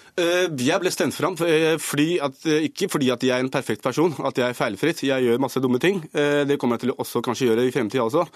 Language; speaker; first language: Norwegian; early bilingual, other home language; Urdu